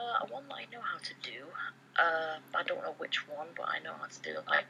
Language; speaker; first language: English; native; English